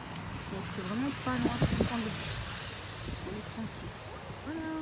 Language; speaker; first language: French; native; French